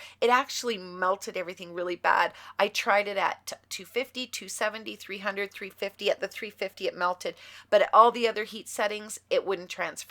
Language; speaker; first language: English; native; English